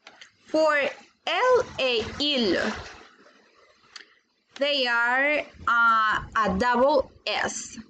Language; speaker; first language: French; non-native, learner; Spanish